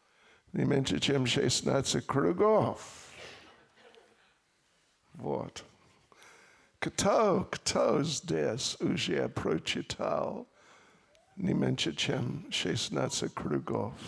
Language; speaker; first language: Russian; non-native, learner; English